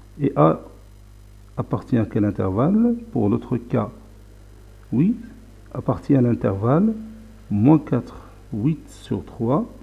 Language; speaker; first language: French; non-native, local second language; Arabic